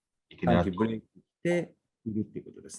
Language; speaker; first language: Japanese; native; Japanese